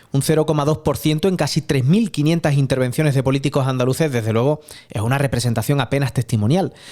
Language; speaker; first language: Spanish; native; Spanish